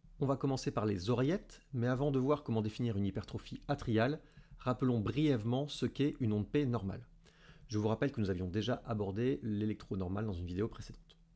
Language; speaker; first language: French; native; French